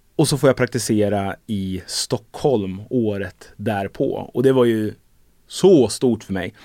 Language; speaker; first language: Swedish; native; Swedish